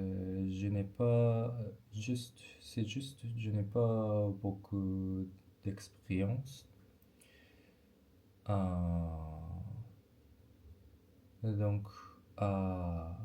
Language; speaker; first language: French; non-native, learner; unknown